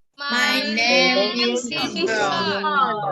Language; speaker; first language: English; non-native, learner; Indonesian